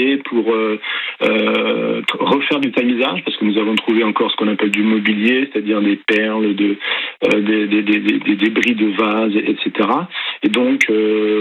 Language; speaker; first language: French; native; French